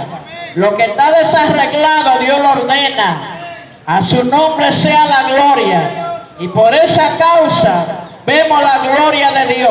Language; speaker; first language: Spanish; native; Spanish